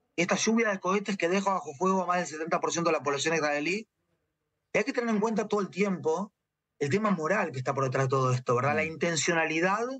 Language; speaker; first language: Spanish; native; Spanish